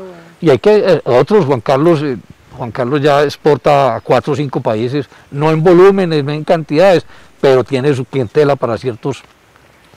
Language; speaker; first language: Spanish; native; Spanish